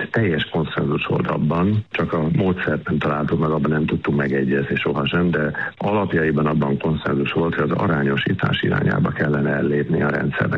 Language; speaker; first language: Hungarian; native; Hungarian